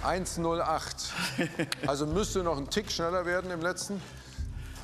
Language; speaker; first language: German; native; German